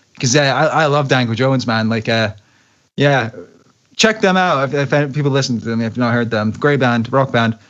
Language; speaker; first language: English; native; English